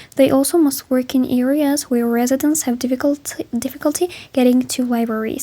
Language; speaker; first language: English; non-native, learner; Azerbaijani